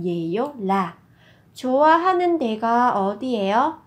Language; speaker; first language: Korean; non-native, fluent; Vietnamese